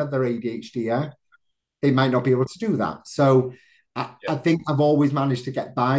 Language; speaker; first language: English; native; English